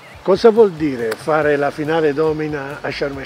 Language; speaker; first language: Italian; native; Italian